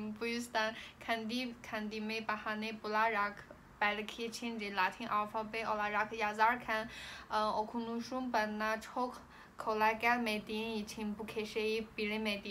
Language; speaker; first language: Turkish; non-native, learner; Chinese